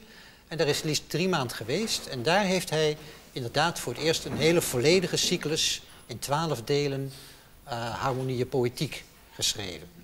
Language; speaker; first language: Dutch; native; Dutch